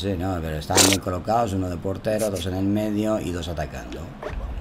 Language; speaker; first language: Spanish; native; Spanish